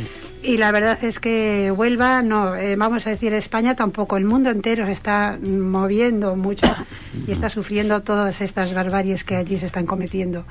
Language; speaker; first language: Spanish; native; Spanish